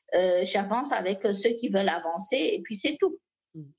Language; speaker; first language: French; non-native, local second language; Fula